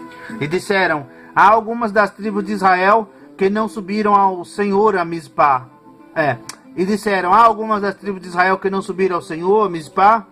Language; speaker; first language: Portuguese; native; Portuguese